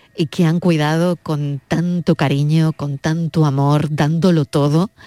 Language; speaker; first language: Spanish; native; Spanish